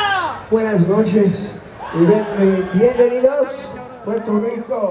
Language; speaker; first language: Spanish; non-native, learner; English